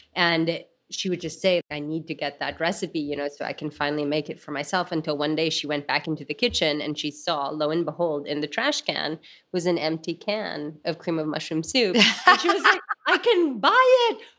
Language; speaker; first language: English; non-native, local second language; Filipino